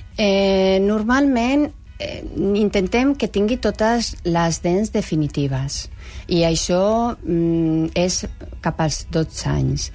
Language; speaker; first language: Catalan; non-native, local second language; Spanish